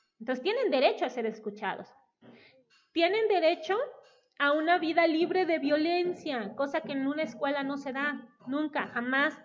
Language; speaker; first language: Spanish; native; Spanish